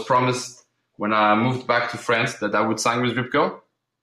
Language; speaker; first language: English; early bilingual, other home language; Arabic